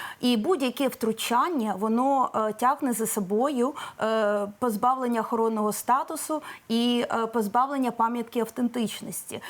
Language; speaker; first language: Ukrainian; native; Ukrainian